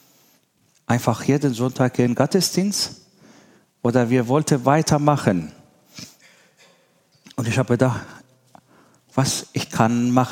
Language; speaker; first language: German; non-native, learner; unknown